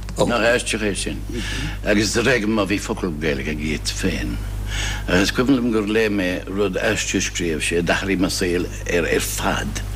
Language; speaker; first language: Irish; non-native, fluent; English